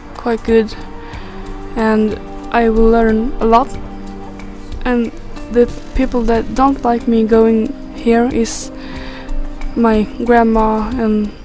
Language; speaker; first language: English; non-native, learner; Swedish